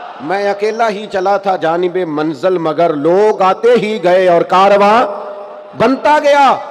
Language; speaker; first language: Urdu; non-native, local second language; Punjabi